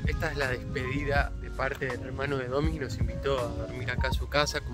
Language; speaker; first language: Spanish; native; Spanish